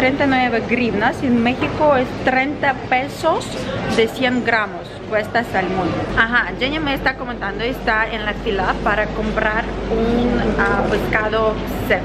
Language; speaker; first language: Spanish; non-native, fluent; Ukrainian